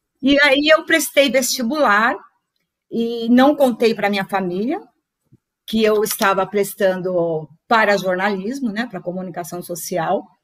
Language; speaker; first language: Portuguese; native; Portuguese